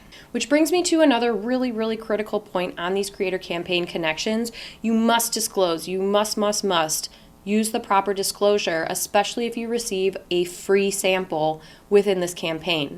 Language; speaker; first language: English; native; English